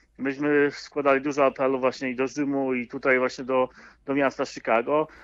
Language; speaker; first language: Polish; native; Polish